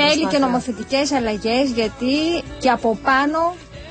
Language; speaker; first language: Greek; native; Greek